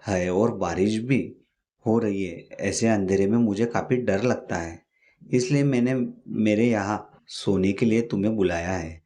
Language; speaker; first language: Hindi; non-native, local second language; Marathi